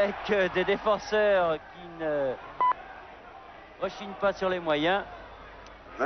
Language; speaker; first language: French; native; French